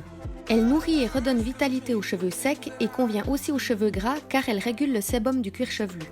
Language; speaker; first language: French; native; French